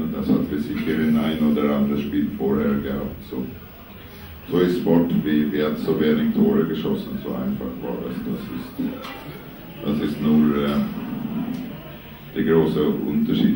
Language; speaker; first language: German; non-native, fluent; Swedish